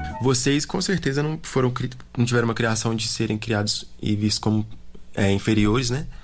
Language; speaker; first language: Portuguese; native; Portuguese